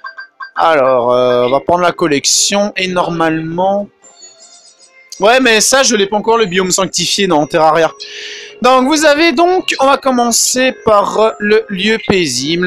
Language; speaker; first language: French; native; French